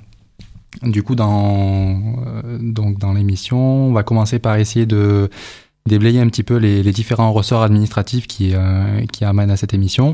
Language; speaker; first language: French; native; French